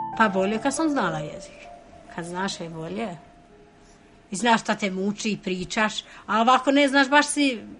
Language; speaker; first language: Serbian; non-native, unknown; Albanian